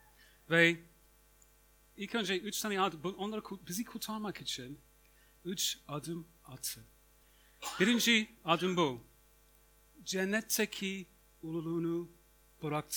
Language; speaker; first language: Turkish; non-native, fluent; English